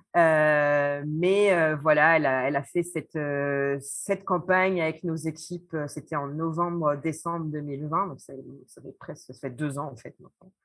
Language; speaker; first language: French; native; French